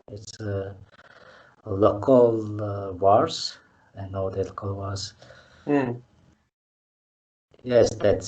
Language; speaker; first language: English; non-native, learner; Mongolian